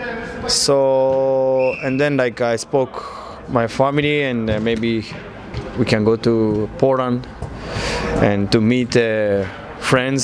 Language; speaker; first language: English; non-native, learner; Japanese